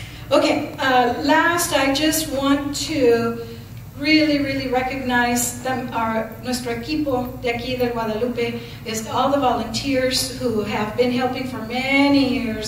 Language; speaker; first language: English; early bilingual, other home language; Spanish